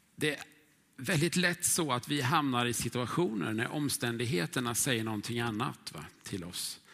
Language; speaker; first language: Swedish; native; Swedish